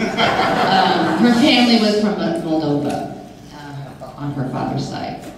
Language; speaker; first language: English; native; English